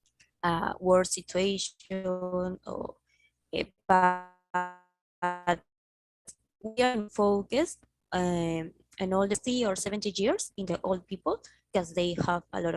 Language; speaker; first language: English; non-native, learner; Spanish